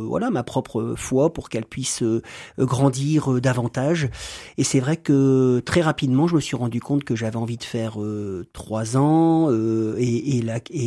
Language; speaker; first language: French; native; French